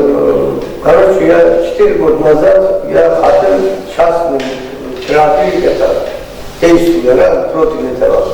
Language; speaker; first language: Russian; non-native, fluent; Azerbaijani